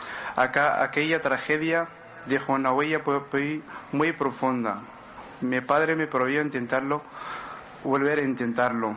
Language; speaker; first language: Spanish; non-native, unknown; Arabic